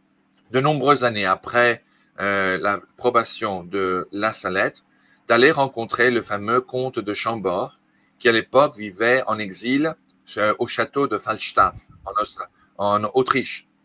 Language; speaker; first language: French; native; French